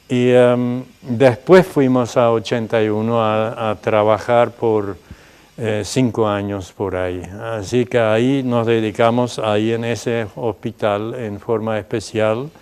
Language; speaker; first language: Spanish; non-native, local second language; Plautdietsch